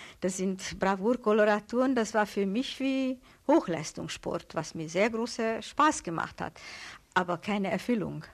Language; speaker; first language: German; non-native, fluent; Hungarian